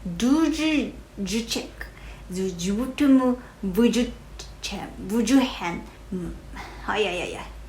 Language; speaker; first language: Polish; non-native, learner; Japanese